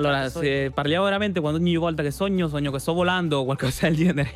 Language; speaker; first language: Italian; non-native, fluent; Spanish